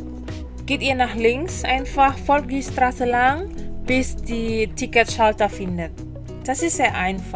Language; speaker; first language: German; non-native, learner; Indonesian